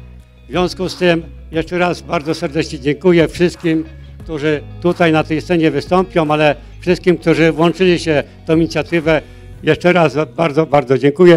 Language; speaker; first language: Polish; native; Polish